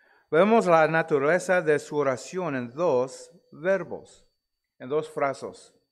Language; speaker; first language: Spanish; non-native, fluent; English